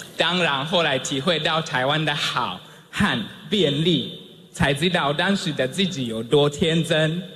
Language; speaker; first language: Chinese; non-native, fluent; Swahili